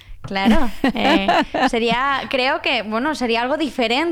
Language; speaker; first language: Spanish; non-native, local second language; Catalan